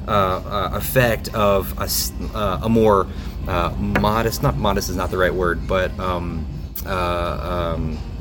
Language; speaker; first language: English; native; English